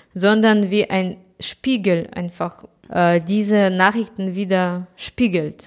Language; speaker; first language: German; non-native, fluent; Russian